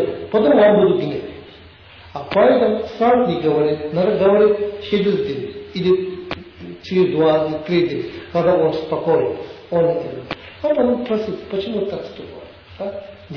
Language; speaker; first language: Russian; non-native, learner; Tibetan